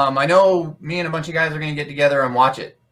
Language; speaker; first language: English; native; English